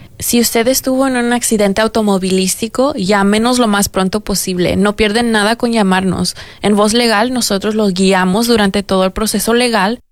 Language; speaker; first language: Spanish; early bilingual, heritage; Spanish